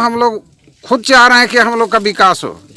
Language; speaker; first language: Hindi; native; Hindi